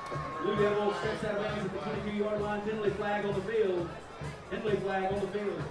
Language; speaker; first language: English; native; English